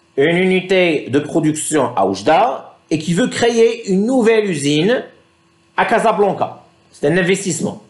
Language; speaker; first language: French; non-native, local second language; Arabic